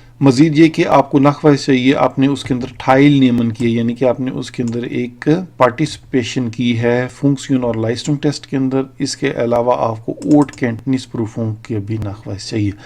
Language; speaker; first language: Urdu; native; Urdu